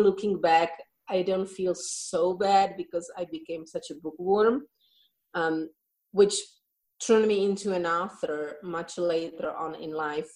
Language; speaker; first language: English; non-native, fluent; Czech